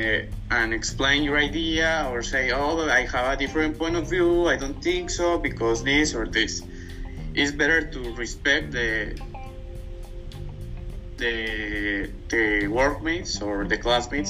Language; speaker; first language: English; non-native, learner; Spanish